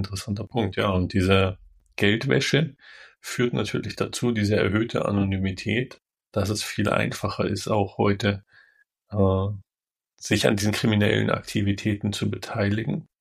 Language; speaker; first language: German; native; German